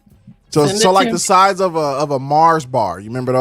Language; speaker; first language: English; native; English